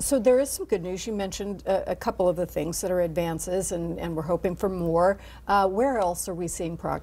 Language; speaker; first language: English; native; English